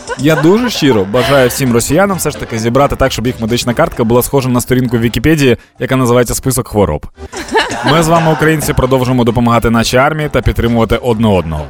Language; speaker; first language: Ukrainian; non-native, local second language; Russian